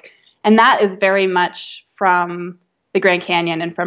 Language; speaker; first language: English; native; English